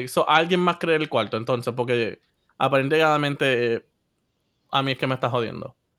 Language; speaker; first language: Spanish; native; Spanish